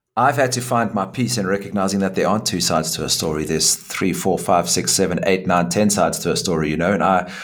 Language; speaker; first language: English; native; English